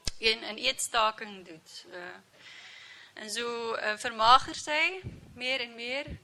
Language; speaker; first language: Dutch; non-native, learner; English